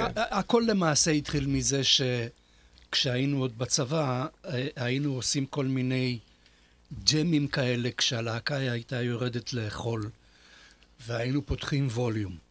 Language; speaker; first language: Hebrew; non-native, fluent; Polish